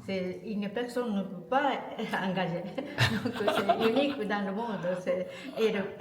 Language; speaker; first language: French; non-native, learner; Japanese